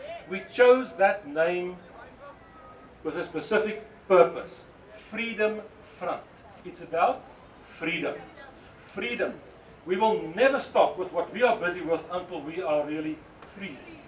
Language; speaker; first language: English; non-native, local second language; Afrikaans